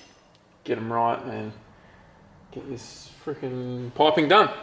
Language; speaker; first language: English; native; English